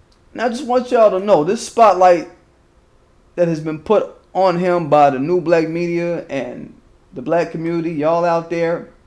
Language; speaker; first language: English; native; English